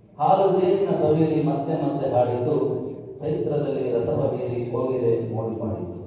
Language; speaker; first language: Kannada; native; Kannada